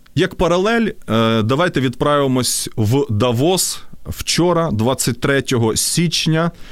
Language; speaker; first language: Ukrainian; non-native, local second language; Russian